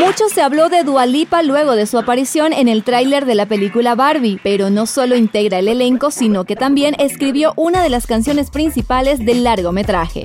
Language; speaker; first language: Spanish; native; Spanish